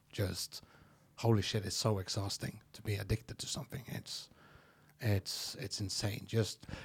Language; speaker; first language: English; non-native, fluent; Norwegian